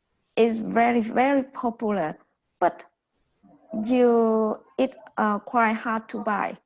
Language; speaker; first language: English; non-native, learner; Vietnamese